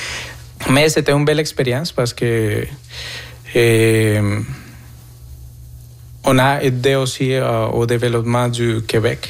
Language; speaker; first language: French; non-native, fluent; Spanish